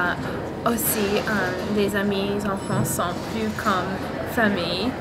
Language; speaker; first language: French; non-native, learner; English